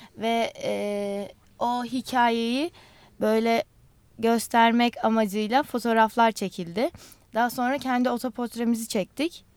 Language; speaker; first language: Turkish; non-native, local second language; Kurdish